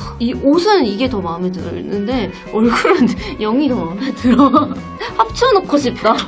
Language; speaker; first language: Korean; native; Korean